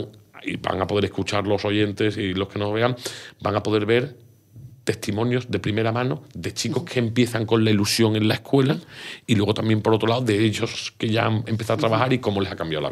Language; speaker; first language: Spanish; native; Spanish